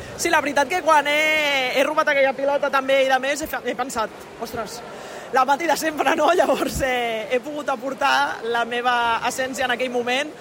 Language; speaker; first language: Catalan; early bilingual, other home language; Spanish